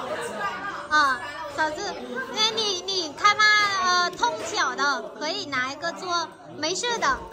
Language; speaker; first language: Chinese; non-native, fluent; Vietnamese